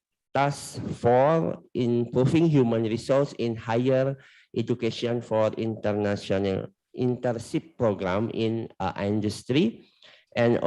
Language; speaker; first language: English; non-native, learner; Indonesian